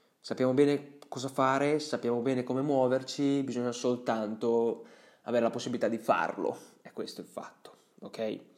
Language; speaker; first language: Italian; early bilingual, other home language; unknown